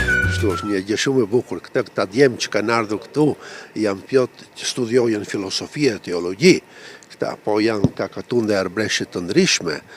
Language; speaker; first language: Albanian; early bilingual, heritage; Albanian